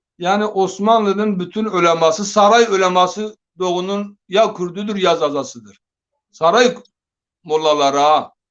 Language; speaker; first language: Turkish; non-native, local second language; Zaza